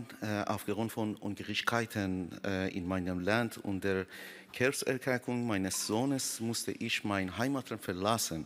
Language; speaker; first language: German; non-native, learner; Persian